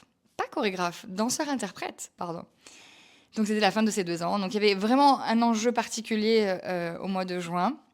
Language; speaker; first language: French; native; French